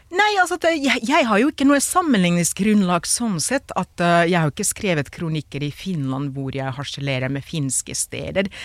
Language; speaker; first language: Norwegian; non-native, fluent; Finnish